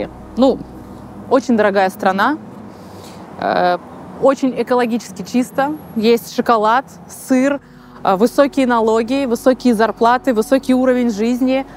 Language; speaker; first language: Russian; native; Russian